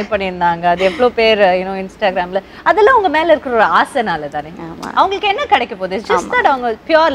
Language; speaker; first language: Tamil; native; Tamil